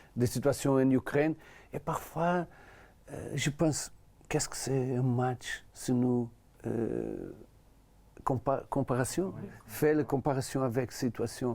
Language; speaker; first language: French; non-native, learner; Portuguese